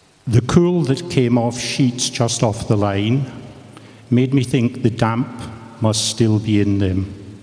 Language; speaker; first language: English; native; English